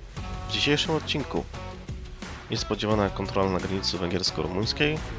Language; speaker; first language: Polish; native; Polish